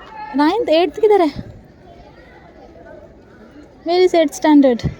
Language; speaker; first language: English; non-native, local second language; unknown